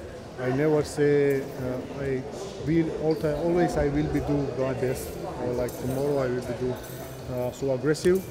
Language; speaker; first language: English; non-native, learner; Georgian